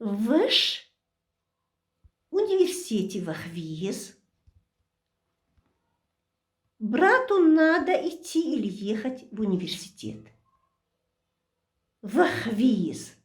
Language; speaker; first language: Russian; non-native, local second language; Chechen